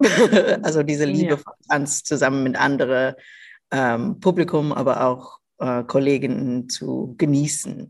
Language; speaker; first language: German; non-native, local second language; English